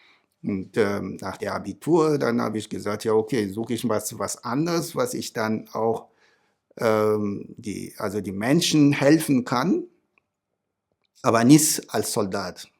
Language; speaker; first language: German; non-native, fluent; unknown